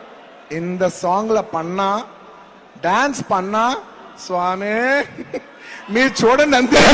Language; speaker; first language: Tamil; non-native, local second language; Telugu